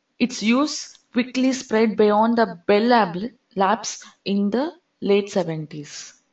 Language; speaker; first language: English; non-native, local second language; Telugu